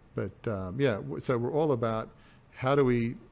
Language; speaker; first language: English; native; English